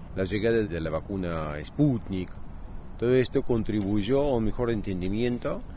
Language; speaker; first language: Spanish; native; Spanish